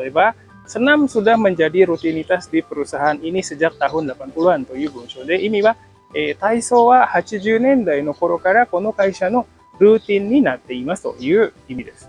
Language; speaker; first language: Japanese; non-native, fluent; Indonesian